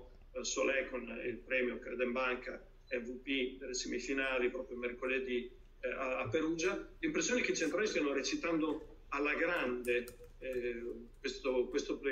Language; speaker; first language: Italian; native; Italian